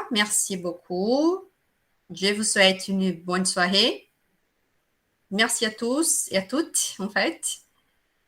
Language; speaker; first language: French; non-native, fluent; Portuguese